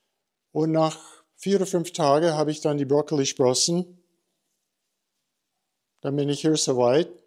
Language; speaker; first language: German; non-native, fluent; English